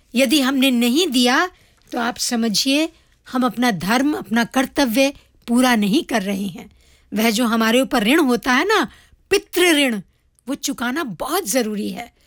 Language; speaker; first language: Hindi; early bilingual, heritage; Hindi